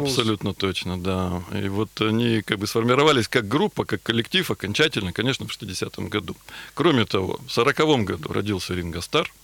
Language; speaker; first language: Russian; native; Russian